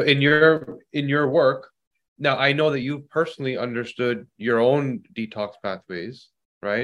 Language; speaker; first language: English; native; English